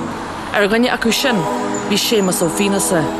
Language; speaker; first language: Irish; native; Irish